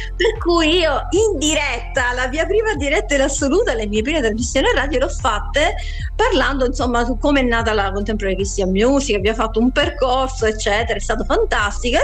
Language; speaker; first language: Italian; native; Italian